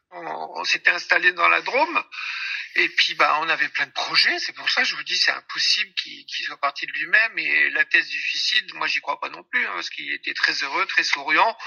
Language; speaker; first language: French; native; French